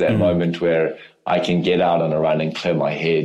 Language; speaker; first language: English; native; English